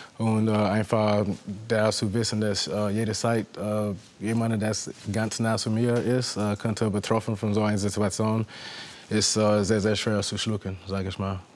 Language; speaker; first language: German; non-native, fluent; English